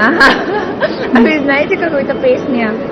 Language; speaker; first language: Russian; non-native, learner; Hindi